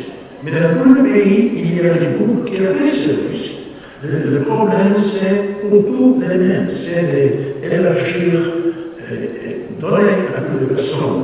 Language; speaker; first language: French; non-native, learner; Spanish